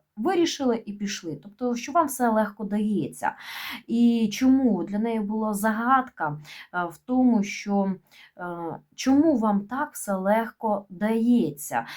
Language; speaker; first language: Ukrainian; non-native, local second language; Russian